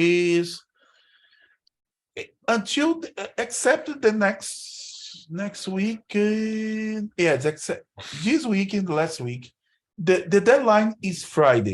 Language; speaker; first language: English; non-native, learner; Portuguese